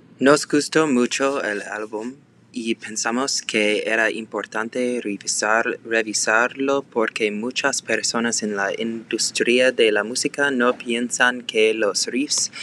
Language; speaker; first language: Spanish; non-native, learner; English